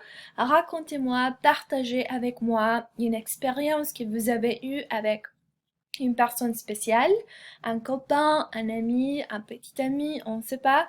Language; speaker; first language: French; non-native, fluent; Spanish